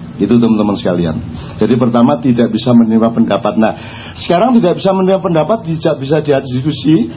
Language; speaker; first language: Indonesian; non-native, local second language; Javanese